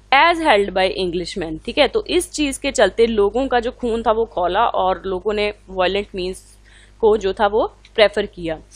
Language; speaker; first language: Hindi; non-native, local second language; Punjabi